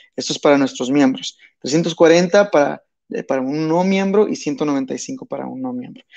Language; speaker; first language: Spanish; early bilingual, heritage; Spanish